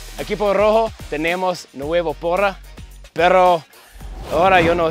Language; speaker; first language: Spanish; non-native, learner; English